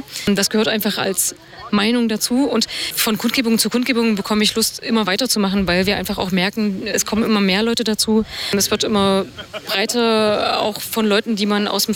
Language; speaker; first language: German; native; German